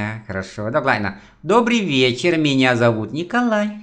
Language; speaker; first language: Russian; non-native, fluent; Vietnamese